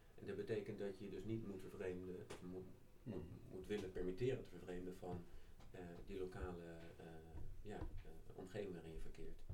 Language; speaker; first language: Dutch; native; Dutch